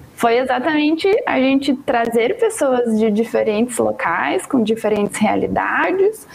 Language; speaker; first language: Portuguese; native; Portuguese